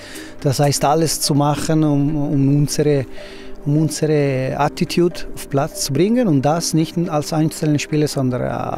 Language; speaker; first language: German; non-native, fluent; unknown